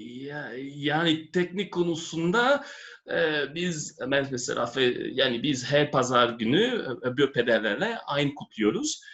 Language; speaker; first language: Turkish; non-native, fluent; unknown